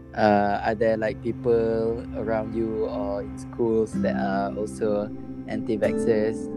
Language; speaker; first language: English; non-native, local second language; Malay